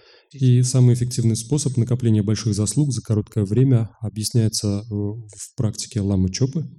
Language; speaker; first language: Russian; native; Russian